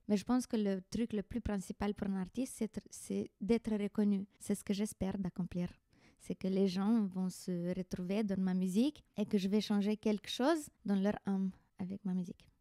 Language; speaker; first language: French; non-native, fluent; Romanian